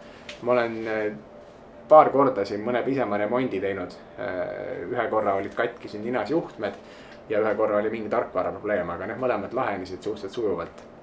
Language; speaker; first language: Estonian; native; Estonian